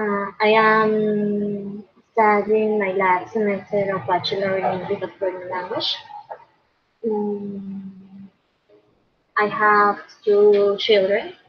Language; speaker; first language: English; non-native, learner; Spanish